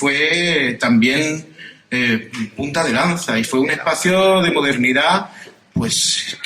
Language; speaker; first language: Spanish; native; Spanish